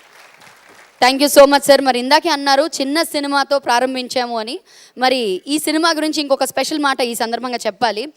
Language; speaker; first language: Telugu; native; Telugu